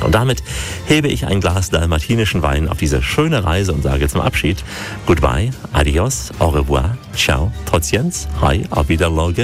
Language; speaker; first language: German; native; German